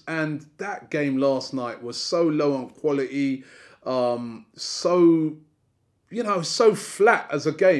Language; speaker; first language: English; native; English